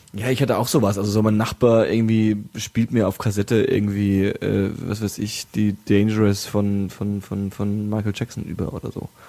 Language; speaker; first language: German; native; German